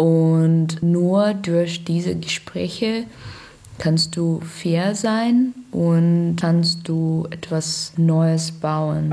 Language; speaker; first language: German; non-native, learner; Russian